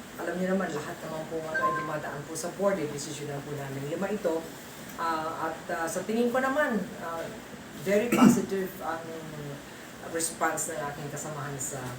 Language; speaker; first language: Filipino; non-native, local second language; Bikol